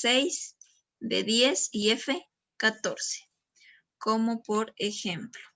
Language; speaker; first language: Spanish; native; Spanish